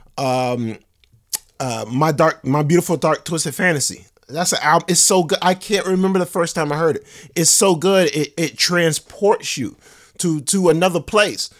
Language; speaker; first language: English; native; English